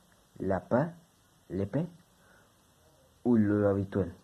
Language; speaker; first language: French; non-native, learner; Spanish